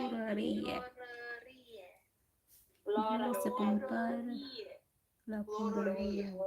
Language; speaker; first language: Romanian; non-native, learner; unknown